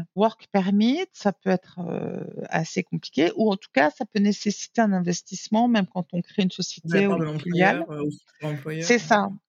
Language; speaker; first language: French; native; French